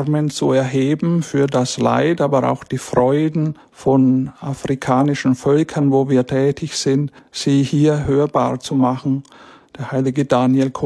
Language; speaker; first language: German; native; German